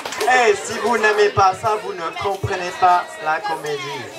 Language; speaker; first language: French; non-native, learner; English